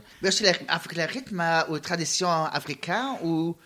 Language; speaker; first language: French; non-native, learner; Luxembourgish